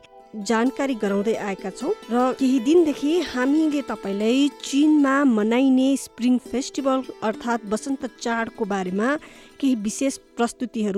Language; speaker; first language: Nepali; native; Nepali